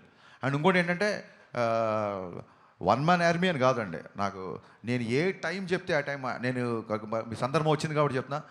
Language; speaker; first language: Telugu; native; Telugu